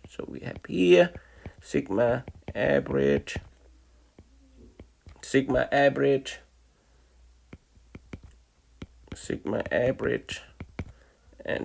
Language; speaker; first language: English; non-native, fluent; Vietnamese